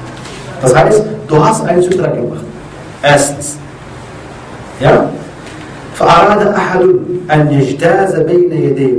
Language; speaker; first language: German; non-native, learner; Arabic